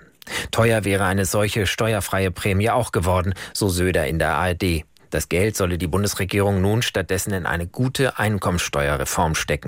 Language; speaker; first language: German; native; German